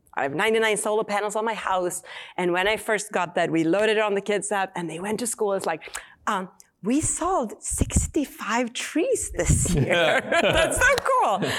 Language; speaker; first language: English; non-native, fluent; Swedish